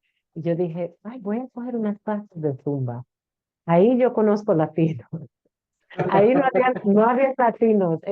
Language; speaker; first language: Spanish; early bilingual, heritage; Spanish